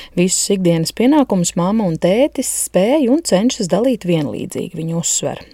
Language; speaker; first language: Latvian; native; Latvian